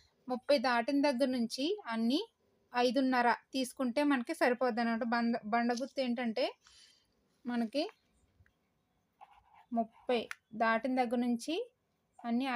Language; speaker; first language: Telugu; native; Telugu